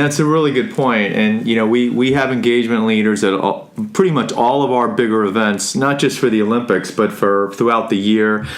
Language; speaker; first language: English; native; English